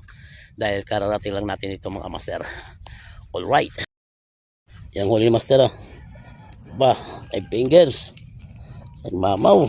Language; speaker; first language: Filipino; native; Filipino